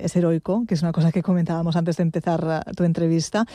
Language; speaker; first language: Spanish; non-native, local second language; Catalan